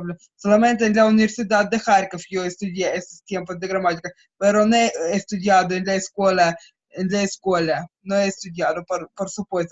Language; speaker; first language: Spanish; non-native, learner; Russian